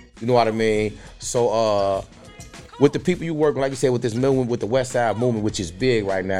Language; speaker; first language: English; native; English